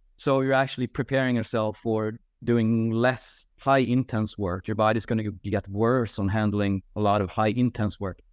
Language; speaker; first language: English; non-native, fluent; Swedish